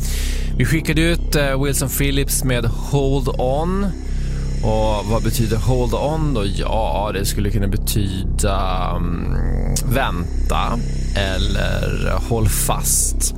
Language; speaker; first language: Swedish; native; Swedish